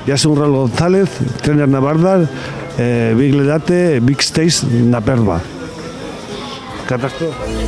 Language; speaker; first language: Macedonian; non-native, learner; Spanish